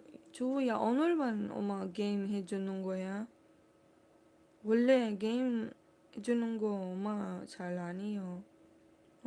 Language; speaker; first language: Korean; non-native, learner; Cebuano